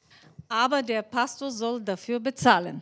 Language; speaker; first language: German; non-native, fluent; Bulgarian